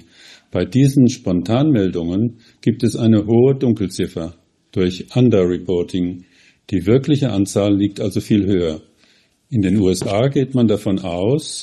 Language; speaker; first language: German; native; German